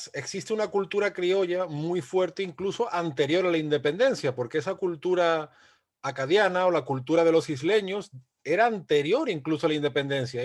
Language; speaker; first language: Spanish; native; Spanish